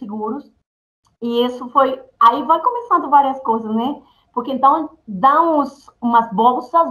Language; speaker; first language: Portuguese; non-native, fluent; Spanish